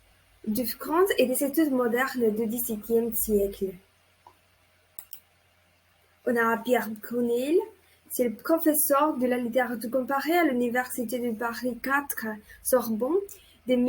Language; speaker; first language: French; non-native, learner; Spanish